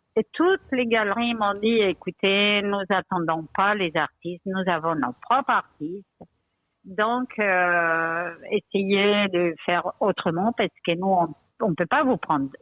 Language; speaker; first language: French; non-native, fluent; Spanish